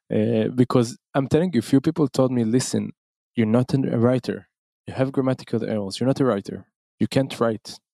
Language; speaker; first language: English; non-native, fluent; Hebrew